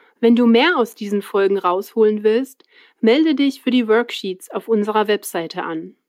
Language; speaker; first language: German; non-native, fluent; Swiss German